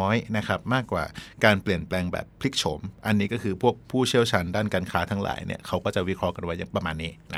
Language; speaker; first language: Thai; native; Thai